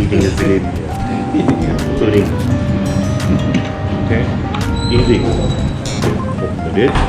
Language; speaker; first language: English; non-native, fluent; Khmer